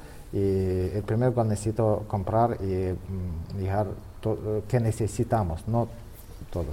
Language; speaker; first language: Spanish; non-native, learner; Ukrainian